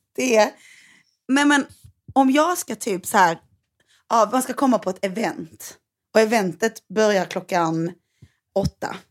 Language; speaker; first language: Swedish; native; Swedish